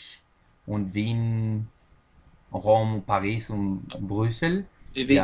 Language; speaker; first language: German; non-native, learner; Spanish